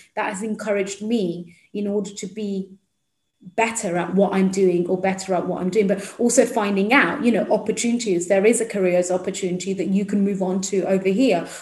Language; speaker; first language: English; native; English